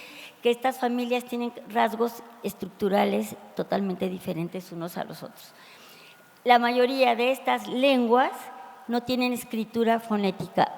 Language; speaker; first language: Spanish; native; Spanish